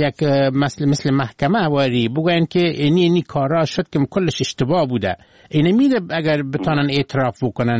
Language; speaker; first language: Persian; native; Persian